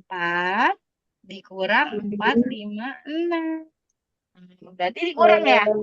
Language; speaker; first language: Indonesian; native; Indonesian